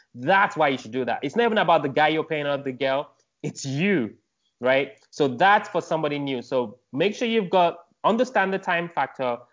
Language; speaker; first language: English; non-native, local second language; Yoruba